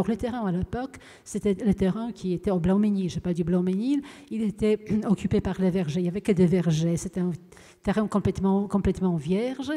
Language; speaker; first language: French; non-native, fluent; Polish